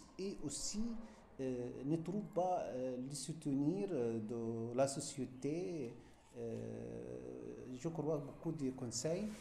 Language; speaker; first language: French; non-native, fluent; Arabic